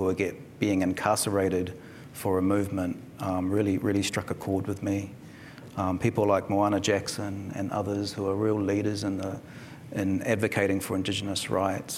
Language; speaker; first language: English; native; English